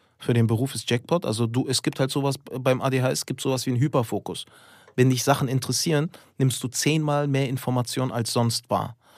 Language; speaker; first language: German; early bilingual, other home language; Turkish